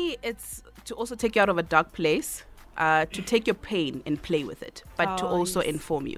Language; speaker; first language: English; non-native, local second language; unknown